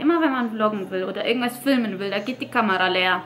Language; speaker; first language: German; early bilingual, other home language; Russian